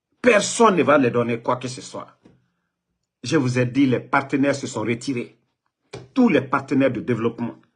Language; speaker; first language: French; non-native, local second language; Mandingo